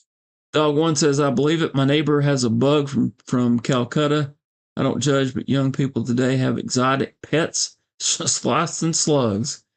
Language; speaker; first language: English; native; English